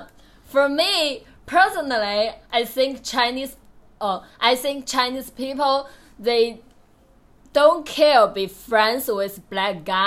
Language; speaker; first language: English; non-native, learner; Chinese